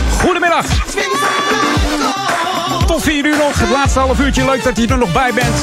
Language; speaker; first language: Dutch; native; Dutch